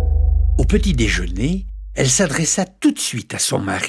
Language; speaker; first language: French; native; French